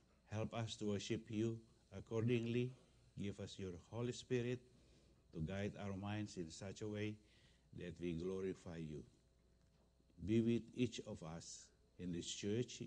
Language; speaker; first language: English; non-native, fluent; Indonesian